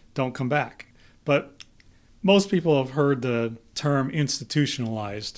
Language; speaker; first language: English; native; English